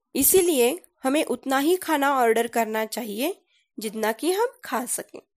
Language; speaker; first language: Hindi; non-native, local second language; Marathi